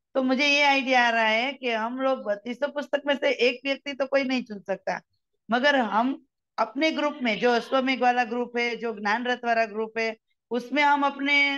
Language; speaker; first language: Hindi; native; Hindi